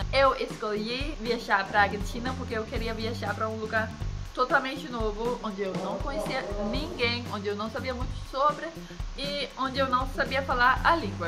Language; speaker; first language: Portuguese; non-native, fluent; Danish